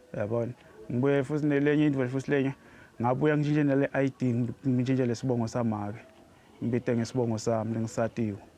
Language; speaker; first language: Zulu; non-native, local second language; Swati